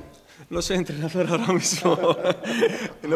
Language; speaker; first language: Spanish; non-native, fluent; Greek